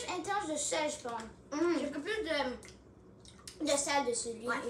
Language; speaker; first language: French; non-native, local second language; English